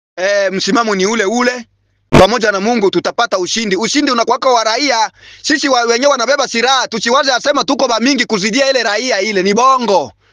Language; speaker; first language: Swahili; non-native, local second language; Bembe